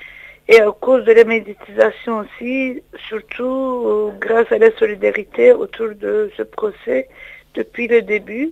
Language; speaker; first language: French; non-native, fluent; Turkish